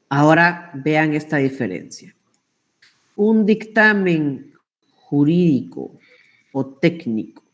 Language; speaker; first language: Spanish; native; Spanish